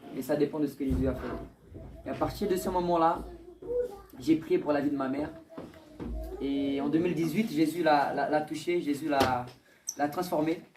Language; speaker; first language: French; early bilingual, other home language; Portuguese